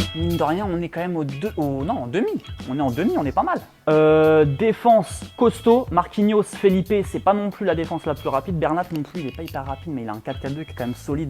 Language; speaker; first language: French; native; French